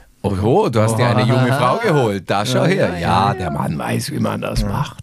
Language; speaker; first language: German; native; German